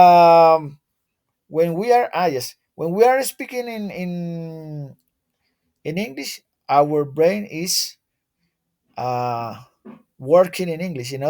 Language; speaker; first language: English; non-native, learner; Spanish